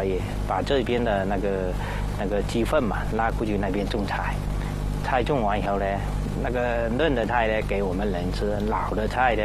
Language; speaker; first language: Chinese; native; Chinese